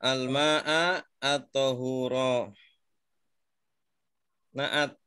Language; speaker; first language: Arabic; non-native, fluent; Indonesian